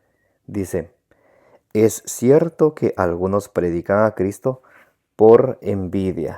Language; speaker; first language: Spanish; native; Spanish